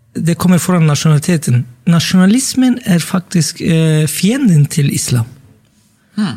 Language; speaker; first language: Norwegian; non-native, fluent; Turkish